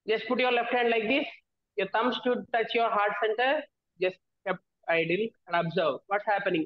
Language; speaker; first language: English; non-native, local second language; Telugu